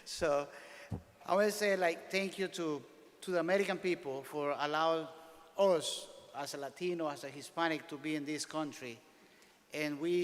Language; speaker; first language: English; non-native, fluent; Spanish